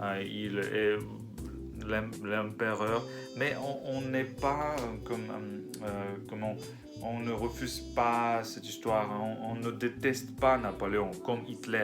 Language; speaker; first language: French; non-native, learner; Russian